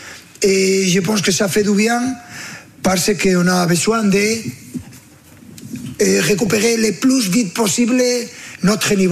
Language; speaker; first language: French; non-native, learner; Spanish